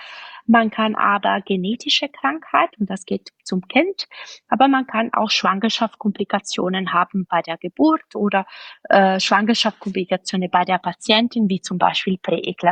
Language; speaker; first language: German; non-native, fluent; Italian